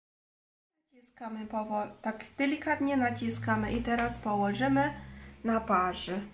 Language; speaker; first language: Polish; non-native, learner; Chinese